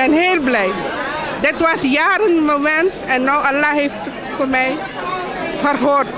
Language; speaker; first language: Dutch; non-native, fluent; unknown